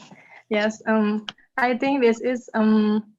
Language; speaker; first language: English; non-native, learner; Indonesian